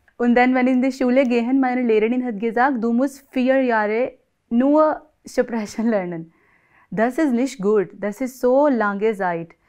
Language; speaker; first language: German; non-native, learner; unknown